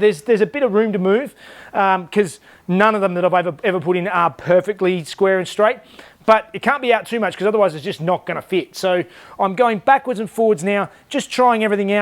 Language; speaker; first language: English; native; English